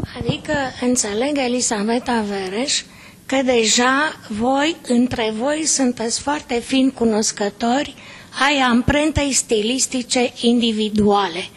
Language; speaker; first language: Romanian; native; Romanian